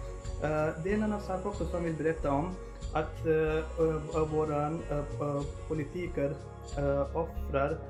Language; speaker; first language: Swedish; non-native, fluent; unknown